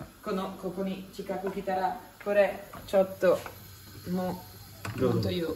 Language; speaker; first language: Japanese; non-native, learner; Italian